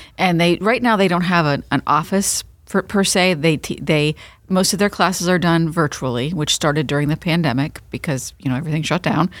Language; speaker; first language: English; native; English